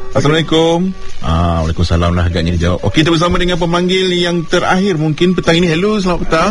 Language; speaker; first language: Malay; native; Malay